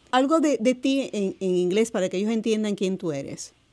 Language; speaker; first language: Spanish; native; Spanish